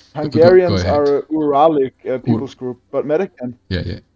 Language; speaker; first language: English; non-native, fluent; German